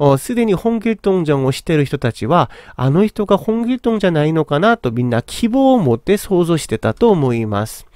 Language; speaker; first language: Japanese; non-native, fluent; Korean